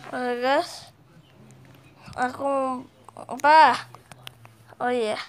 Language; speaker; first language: Indonesian; native; Indonesian